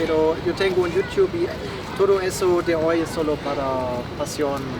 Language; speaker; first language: Spanish; non-native, learner; German